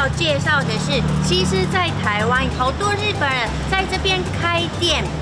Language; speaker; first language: Chinese; non-native, fluent; Japanese